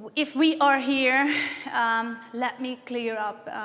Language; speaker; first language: English; non-native, fluent; Hungarian